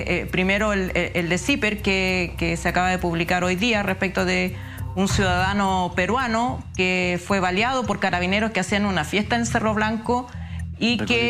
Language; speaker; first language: Spanish; native; Spanish